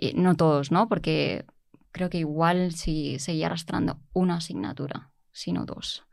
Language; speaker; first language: Spanish; native; Spanish